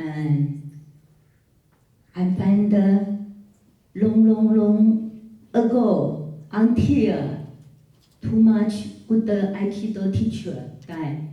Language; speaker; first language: English; non-native, learner; Chinese